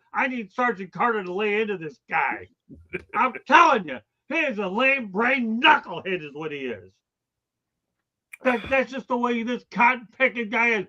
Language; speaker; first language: English; native; English